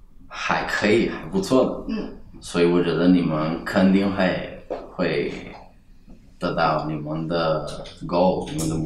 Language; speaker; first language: Chinese; non-native, fluent; Italian